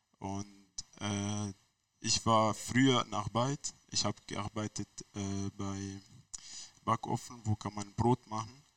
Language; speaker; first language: German; non-native, learner; Arabic